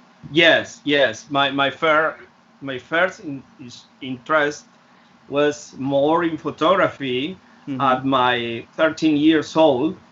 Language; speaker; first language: English; non-native, fluent; Spanish